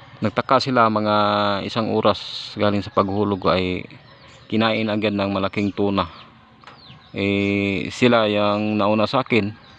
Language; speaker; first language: Filipino; non-native, local second language; Cebuano